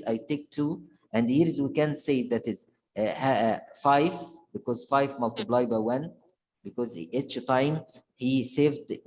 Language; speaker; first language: English; non-native, fluent; Arabic